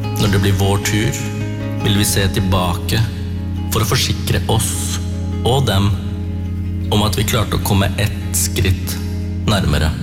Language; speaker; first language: Norwegian; early bilingual, other home language; Tamil